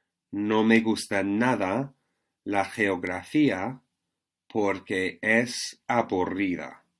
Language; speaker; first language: Spanish; non-native, fluent; English